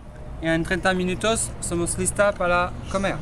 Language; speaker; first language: Spanish; non-native, learner; French